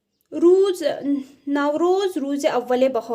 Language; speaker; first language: Persian; non-native, fluent; Urdu